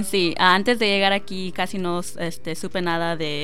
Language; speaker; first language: Spanish; non-native, fluent; English